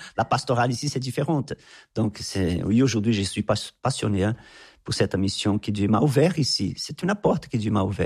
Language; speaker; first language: French; non-native, fluent; Portuguese